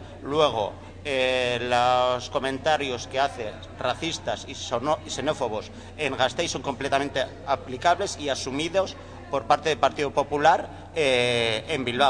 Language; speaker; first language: Spanish; native; Spanish